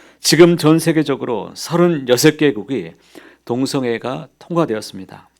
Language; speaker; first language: Korean; native; Korean